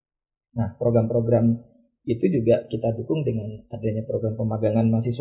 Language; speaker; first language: Indonesian; native; Indonesian